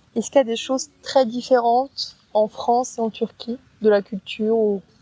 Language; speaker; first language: French; native; French